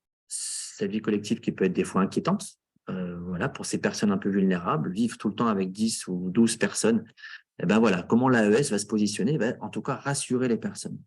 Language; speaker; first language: French; native; French